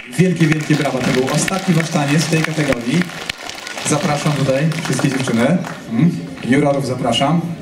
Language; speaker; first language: Polish; native; Polish